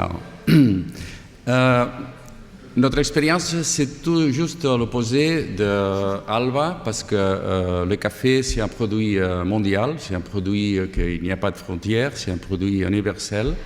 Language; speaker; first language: French; non-native, fluent; Catalan